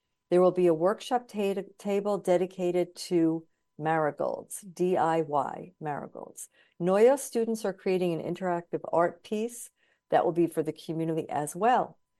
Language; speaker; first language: English; native; English